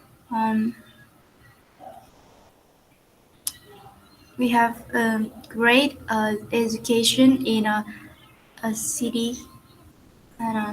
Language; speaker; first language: English; non-native, learner; Vietnamese